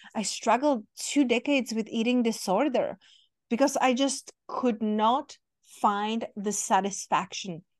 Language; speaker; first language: English; non-native, fluent; Czech